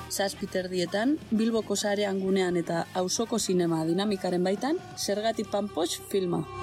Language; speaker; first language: Basque; native; Basque